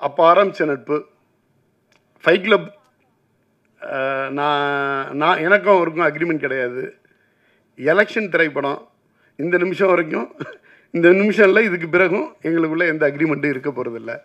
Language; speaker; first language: Tamil; native; Tamil